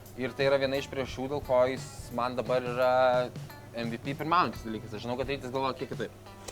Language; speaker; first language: Lithuanian; native; Lithuanian